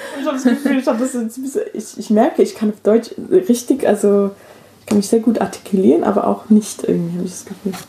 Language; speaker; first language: German; non-native, fluent; English